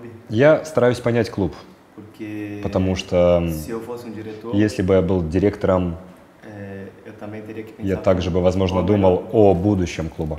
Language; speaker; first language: Russian; non-native, fluent; Portuguese